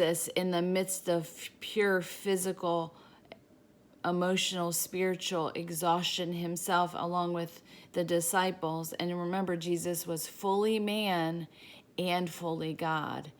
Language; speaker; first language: English; native; English